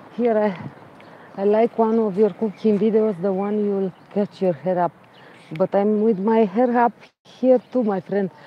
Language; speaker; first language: English; non-native, learner; Romanian